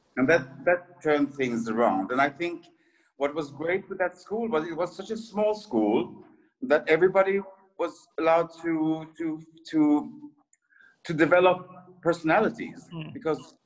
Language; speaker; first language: English; early bilingual, other home language; French